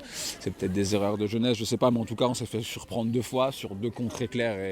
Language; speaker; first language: French; native; French